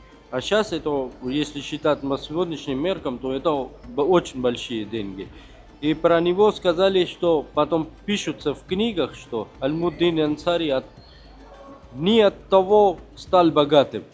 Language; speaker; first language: Russian; non-native, fluent; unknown